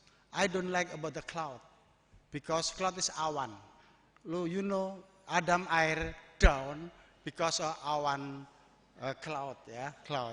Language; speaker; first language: English; non-native, learner; Indonesian